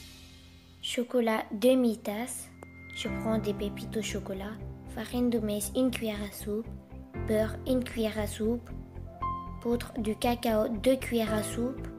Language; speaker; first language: French; non-native, fluent; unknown